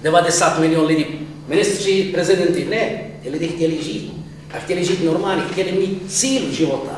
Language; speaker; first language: Czech; non-native, fluent; Arabic